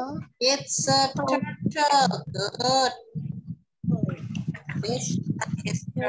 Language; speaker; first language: English; non-native, fluent; Indonesian